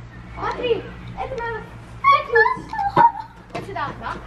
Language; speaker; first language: Russian; early bilingual, heritage; Russian